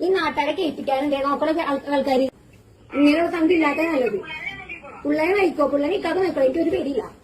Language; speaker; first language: Malayalam; native; Malayalam